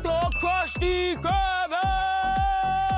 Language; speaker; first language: English; native; English